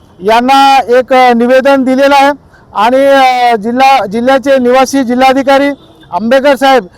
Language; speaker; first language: Marathi; native; Marathi